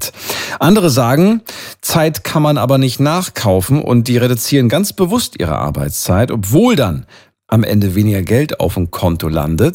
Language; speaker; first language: German; native; German